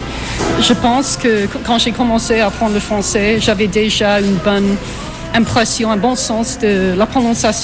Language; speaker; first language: French; non-native, fluent; English